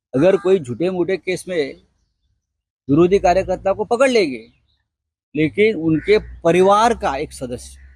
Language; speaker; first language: Hindi; non-native, local second language; Marathi